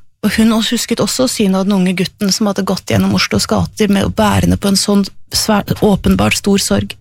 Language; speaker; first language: Norwegian; native; Norwegian